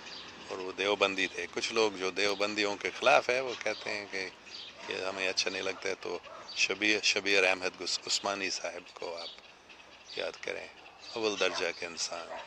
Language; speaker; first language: Hindi; non-native, fluent; English